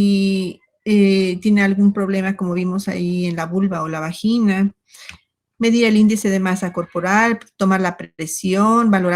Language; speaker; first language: Spanish; native; Spanish